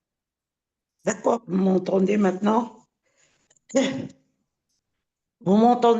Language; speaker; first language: French; non-native, fluent; Italian